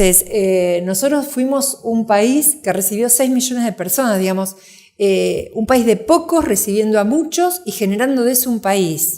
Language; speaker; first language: Spanish; native; Spanish